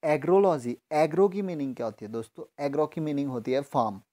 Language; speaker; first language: Hindi; native; Hindi